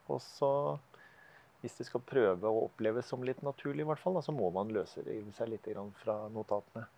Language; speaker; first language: Norwegian; native; Norwegian